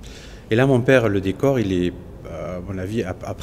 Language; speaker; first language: French; native; French